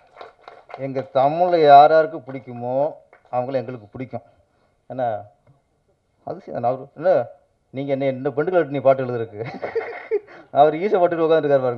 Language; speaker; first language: Tamil; native; Tamil